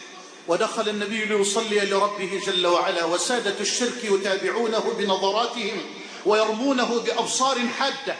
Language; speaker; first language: Arabic; native; Arabic